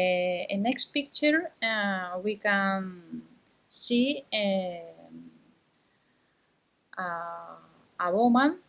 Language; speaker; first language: English; non-native, learner; Spanish